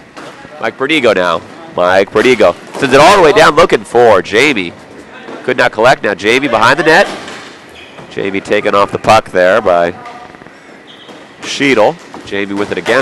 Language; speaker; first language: English; native; English